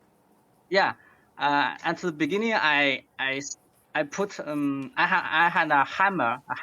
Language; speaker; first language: English; non-native, learner; Chinese